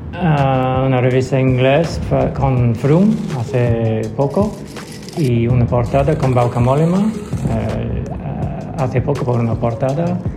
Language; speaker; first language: Spanish; non-native, learner; English